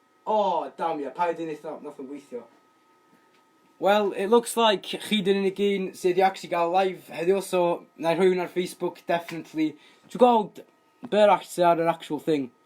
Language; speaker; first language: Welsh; native; Welsh